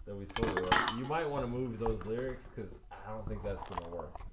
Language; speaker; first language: English; native; English